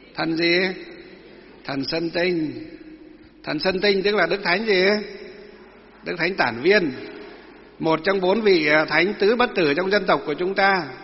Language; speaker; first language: Vietnamese; non-native, local second language; Muong